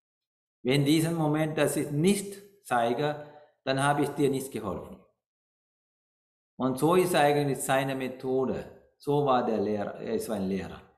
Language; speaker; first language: German; non-native, learner; Sinhala